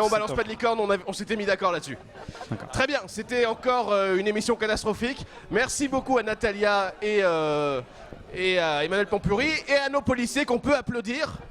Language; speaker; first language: French; native; French